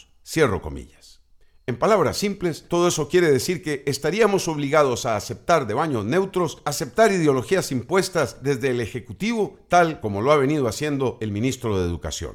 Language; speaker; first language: Spanish; native; Spanish